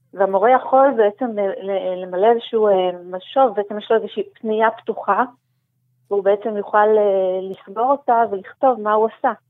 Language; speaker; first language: Hebrew; native; Hebrew